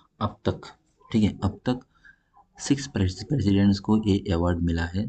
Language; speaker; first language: Hindi; non-native, local second language; Bangla